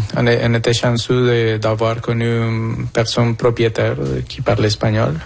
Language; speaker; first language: French; non-native, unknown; Spanish